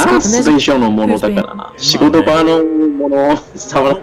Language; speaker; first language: Japanese; non-native, learner; Chinese